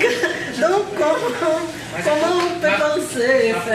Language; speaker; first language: French; non-native, fluent; Portuguese